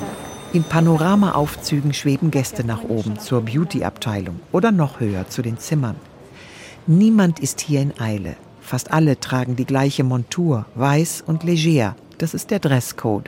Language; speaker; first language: German; native; German